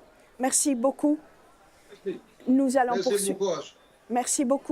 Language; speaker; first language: French; native; French